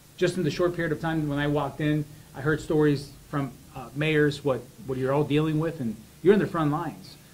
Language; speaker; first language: English; early bilingual, other home language; Spanish